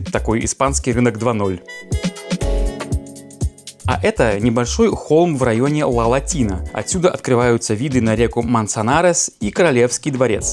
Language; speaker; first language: Russian; native; Russian